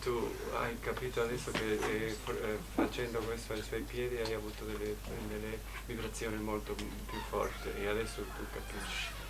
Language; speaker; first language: Italian; non-native, learner; French